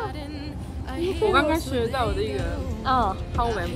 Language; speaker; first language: Chinese; non-native, learner; Japanese